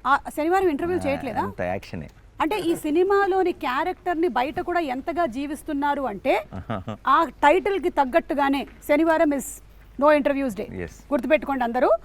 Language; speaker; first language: Telugu; native; Telugu